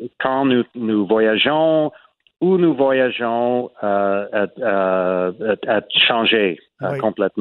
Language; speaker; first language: French; non-native, learner; English